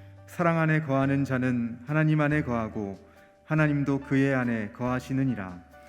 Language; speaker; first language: Korean; native; Korean